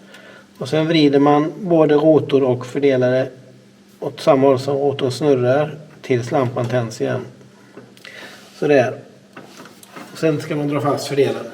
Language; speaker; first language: Swedish; native; Swedish